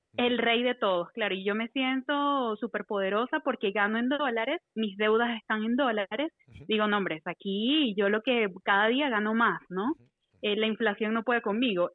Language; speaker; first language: Spanish; native; Spanish